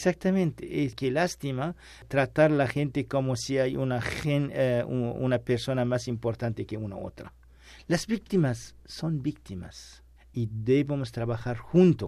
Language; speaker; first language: Spanish; non-native, learner; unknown